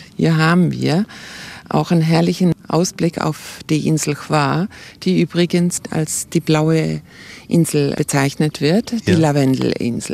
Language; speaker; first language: German; native; German